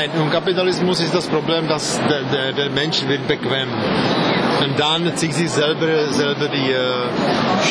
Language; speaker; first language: German; non-native, fluent; Czech